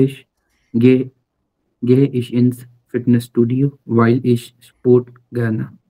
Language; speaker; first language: German; non-native, learner; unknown